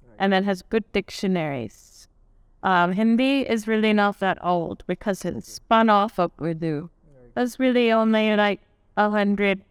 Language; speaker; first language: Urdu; non-native, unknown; English